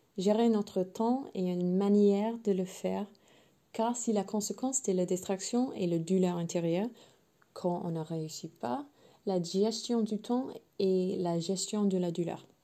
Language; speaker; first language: French; non-native, learner; English